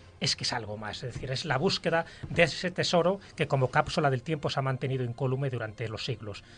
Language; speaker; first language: Spanish; native; Spanish